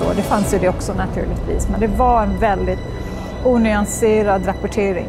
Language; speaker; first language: Swedish; native; Swedish